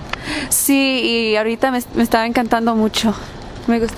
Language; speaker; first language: Spanish; early bilingual, heritage; Spanish